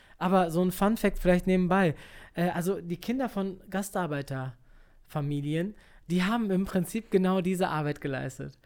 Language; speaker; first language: German; early bilingual, other home language; Turkish